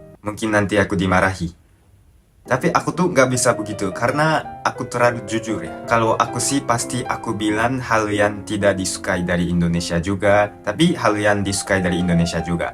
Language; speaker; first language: Indonesian; non-native, fluent; Japanese